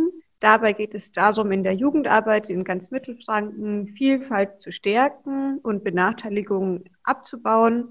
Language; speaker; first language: German; native; German